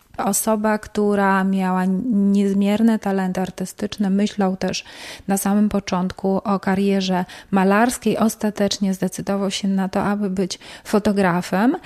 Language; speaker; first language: Polish; native; Polish